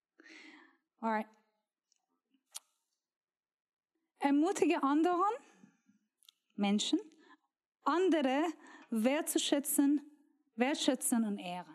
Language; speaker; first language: German; non-native, learner; Persian